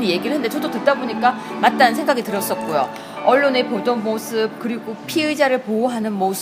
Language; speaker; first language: Korean; native; Korean